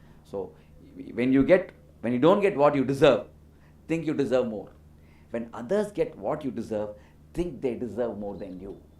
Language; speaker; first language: English; non-native, local second language; Tamil